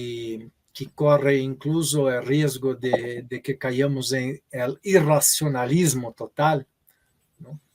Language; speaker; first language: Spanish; non-native, learner; Portuguese